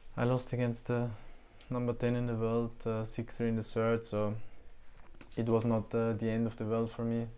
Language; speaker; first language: English; non-native, fluent; German